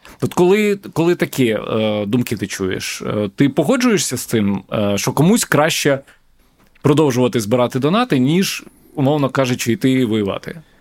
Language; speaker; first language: Ukrainian; native; Ukrainian